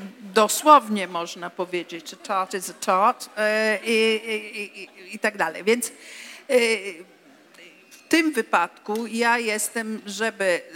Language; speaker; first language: Polish; non-native, fluent; Italian